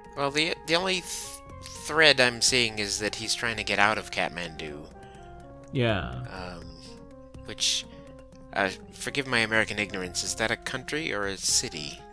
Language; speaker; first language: English; native; English